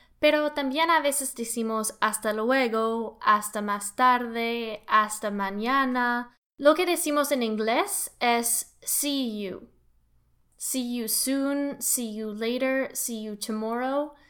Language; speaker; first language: Spanish; non-native, learner; English